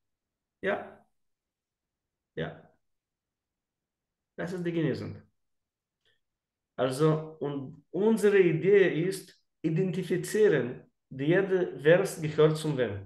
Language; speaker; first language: German; non-native, learner; Russian